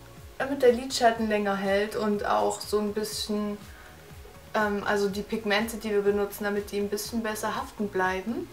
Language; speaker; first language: German; native; German